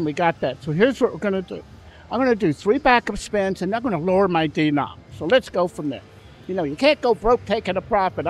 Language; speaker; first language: English; native; English